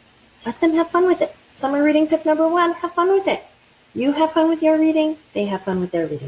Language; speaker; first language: English; native; English